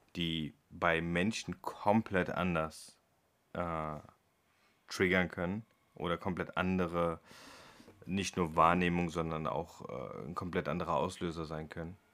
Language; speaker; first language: German; native; German